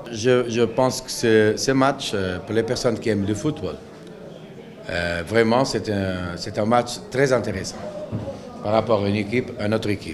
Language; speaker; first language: French; non-native, local second language; Arabic